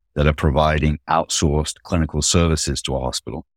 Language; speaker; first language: English; native; English